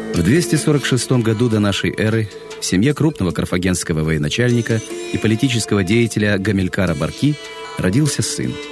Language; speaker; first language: Russian; native; Russian